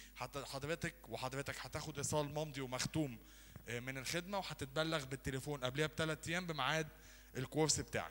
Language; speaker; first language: Arabic; native; Arabic